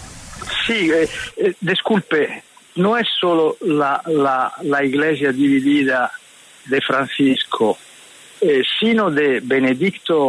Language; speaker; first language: Spanish; non-native, fluent; Italian